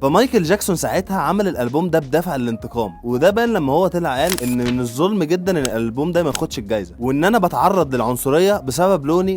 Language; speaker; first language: Arabic; native; Arabic